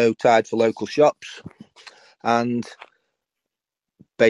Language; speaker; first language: English; native; English